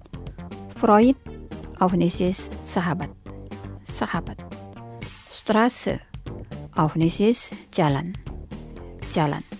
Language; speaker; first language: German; non-native, fluent; Indonesian